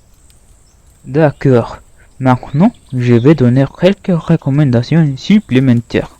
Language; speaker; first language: French; non-native, learner; Spanish